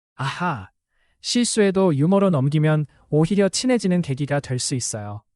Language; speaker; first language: Korean; non-native, fluent; Chinese